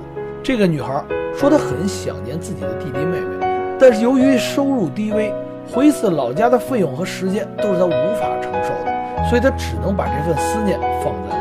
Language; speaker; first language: Chinese; native; Chinese